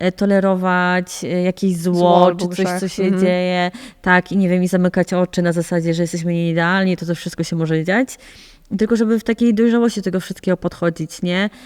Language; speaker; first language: Polish; native; Polish